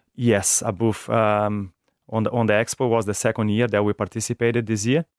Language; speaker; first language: English; non-native, fluent; Portuguese